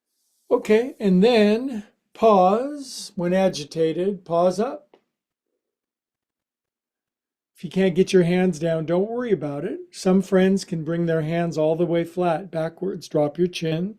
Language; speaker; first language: English; native; English